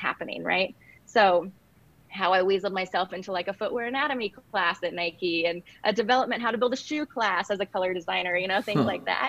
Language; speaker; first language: English; native; English